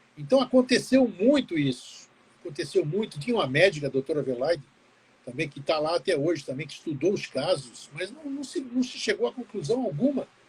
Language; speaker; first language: Portuguese; early bilingual, other home language; Greek